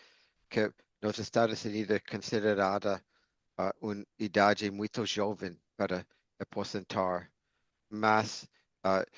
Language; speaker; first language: Portuguese; non-native, fluent; English